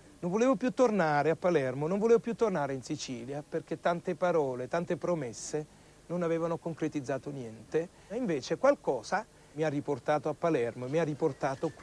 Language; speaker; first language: Italian; native; Italian